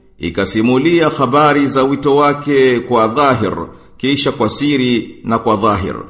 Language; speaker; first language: Swahili; native; Swahili